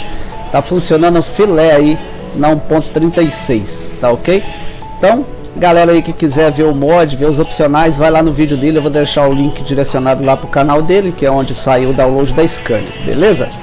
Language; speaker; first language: Portuguese; native; Portuguese